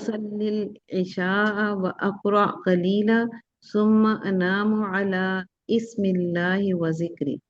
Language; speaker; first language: Arabic; non-native, learner; Urdu